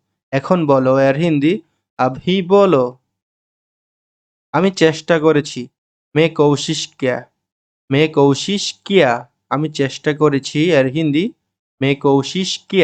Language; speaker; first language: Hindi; non-native, learner; Bangla